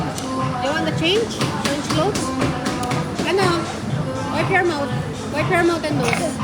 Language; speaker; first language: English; non-native, local second language; Filipino